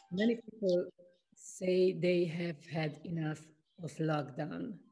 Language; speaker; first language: English; non-native, learner; Hungarian